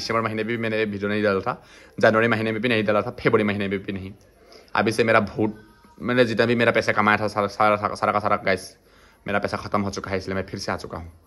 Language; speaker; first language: Hindi; non-native, local second language; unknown